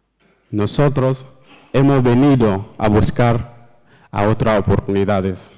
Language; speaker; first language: Spanish; non-native, learner; Fula